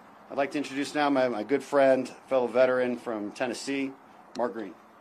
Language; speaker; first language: English; native; English